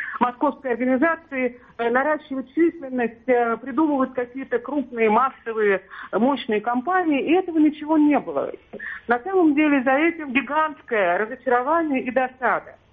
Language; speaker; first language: Russian; native; Russian